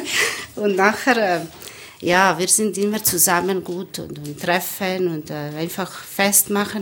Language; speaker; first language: German; non-native, learner; Bosnian